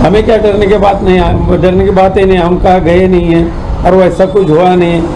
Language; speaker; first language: Hindi; non-native, local second language; Marathi